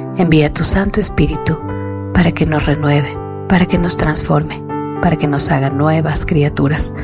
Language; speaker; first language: Spanish; native; Spanish